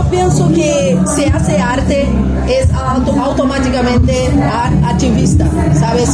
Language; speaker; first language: Spanish; non-native, fluent; Portuguese